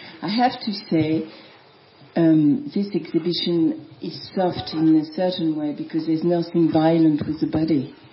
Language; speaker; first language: English; non-native, fluent; French